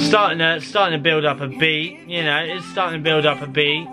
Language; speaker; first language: English; native; English